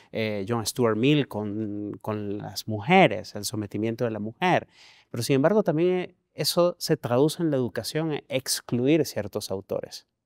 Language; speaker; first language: Spanish; native; Spanish